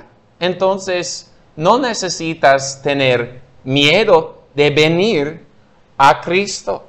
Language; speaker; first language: Spanish; non-native, fluent; English